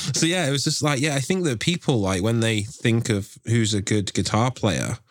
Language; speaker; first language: English; native; English